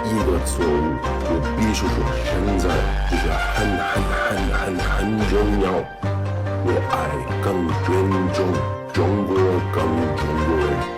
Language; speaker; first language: Chinese; non-native, learner; English